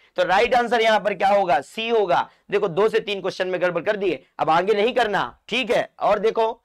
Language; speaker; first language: Hindi; non-native, local second language; Marathi